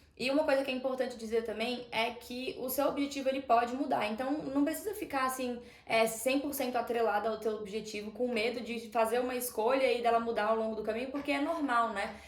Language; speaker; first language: Portuguese; native; Portuguese